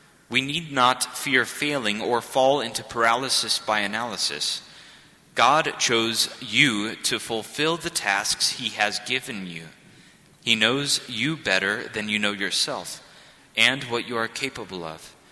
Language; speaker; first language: English; native; English